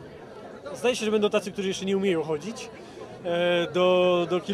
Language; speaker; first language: Polish; native; Polish